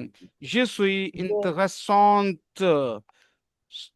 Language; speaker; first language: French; non-native, learner; Urdu